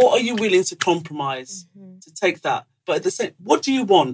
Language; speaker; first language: English; non-native, local second language; Yoruba